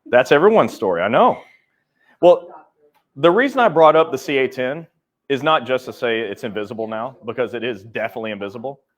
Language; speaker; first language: English; native; English